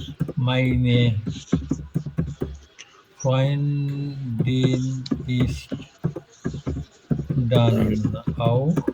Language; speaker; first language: German; non-native, fluent; Bangla